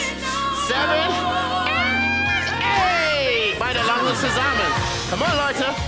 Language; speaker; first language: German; non-native, fluent; English